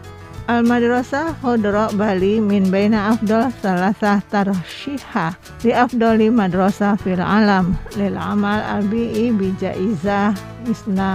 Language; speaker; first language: Arabic; non-native, fluent; Indonesian